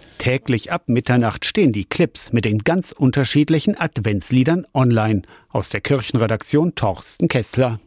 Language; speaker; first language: German; native; German